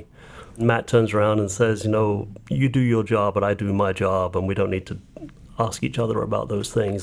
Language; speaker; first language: English; native; English